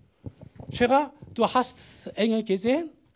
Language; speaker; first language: German; non-native, learner; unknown